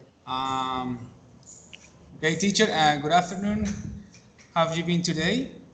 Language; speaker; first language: English; non-native, learner; Spanish